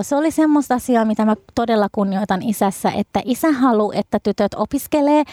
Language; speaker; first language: Finnish; early bilingual, other home language; Arabic